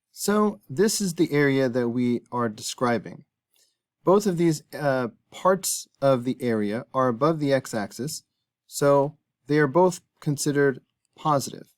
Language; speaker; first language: English; native; English